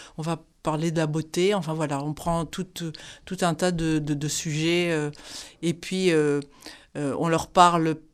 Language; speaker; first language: French; native; French